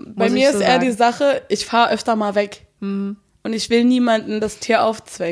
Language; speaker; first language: German; native; German